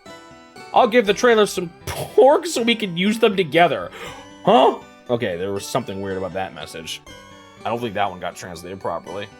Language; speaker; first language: English; native; English